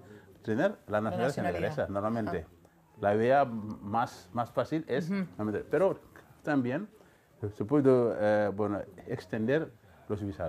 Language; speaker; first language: Spanish; non-native, fluent; Wolof